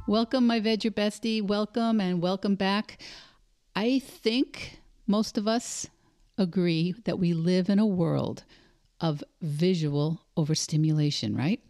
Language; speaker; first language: English; native; English